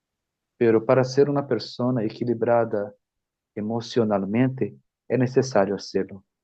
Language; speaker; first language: Spanish; non-native, fluent; Portuguese